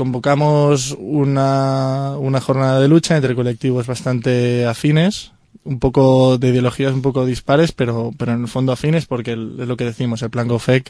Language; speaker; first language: Spanish; native; Spanish